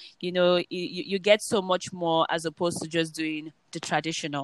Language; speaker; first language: English; non-native, local second language; Igbo